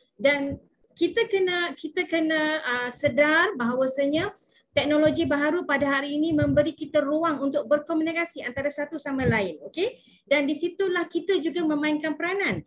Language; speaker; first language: Malay; native; Malay